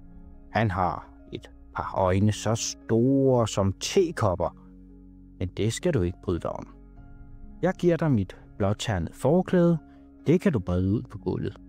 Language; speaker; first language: Danish; native; Danish